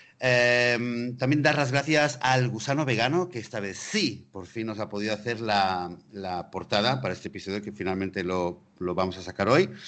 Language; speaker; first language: Spanish; native; Spanish